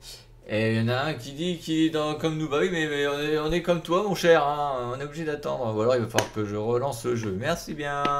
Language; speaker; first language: French; native; French